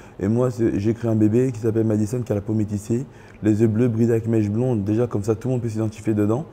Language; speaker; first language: French; early bilingual, other home language; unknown